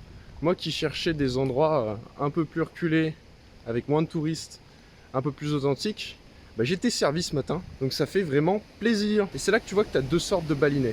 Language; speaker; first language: French; native; French